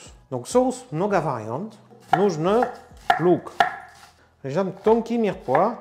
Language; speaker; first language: Russian; non-native, learner; French